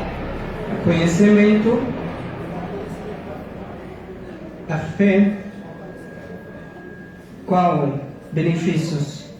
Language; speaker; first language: Portuguese; non-native, fluent; Arabic